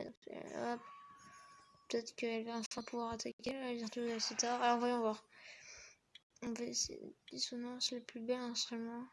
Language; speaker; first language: French; native; French